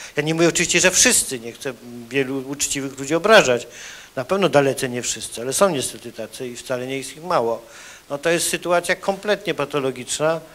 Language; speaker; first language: Polish; native; Polish